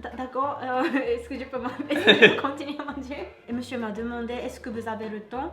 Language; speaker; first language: French; non-native, fluent; Japanese